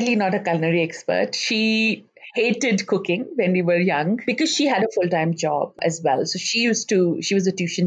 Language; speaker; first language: English; non-native, local second language; Hindi